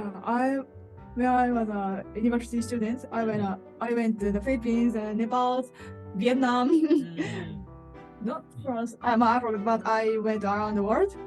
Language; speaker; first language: English; non-native, learner; Japanese